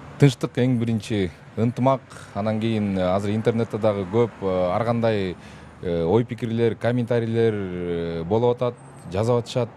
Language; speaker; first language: Kyrgyz; native; Kyrgyz